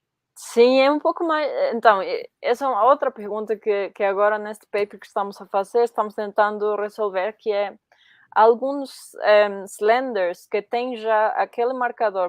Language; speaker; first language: Portuguese; non-native, fluent; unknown